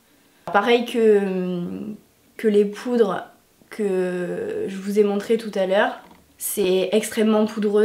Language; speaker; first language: French; native; French